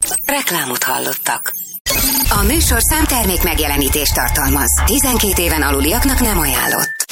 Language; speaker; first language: Hungarian; native; Hungarian